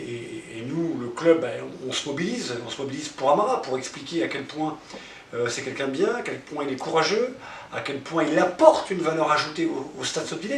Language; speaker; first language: French; native; French